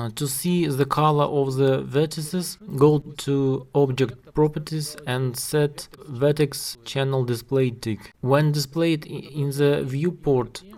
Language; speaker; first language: English; non-native, learner; Russian